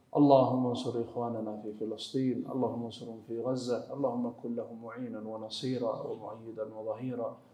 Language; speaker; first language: Arabic; non-native, fluent; Swahili